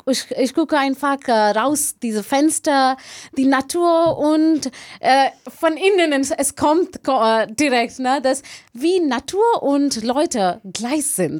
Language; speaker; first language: German; non-native, learner; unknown